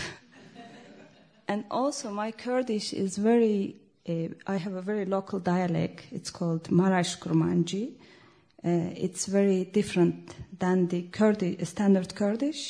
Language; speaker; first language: English; non-native, fluent; Turkish